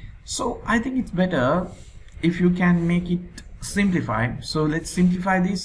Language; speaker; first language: English; non-native, local second language; Sinhala